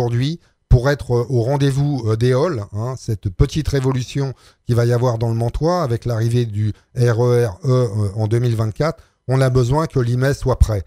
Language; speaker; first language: French; native; French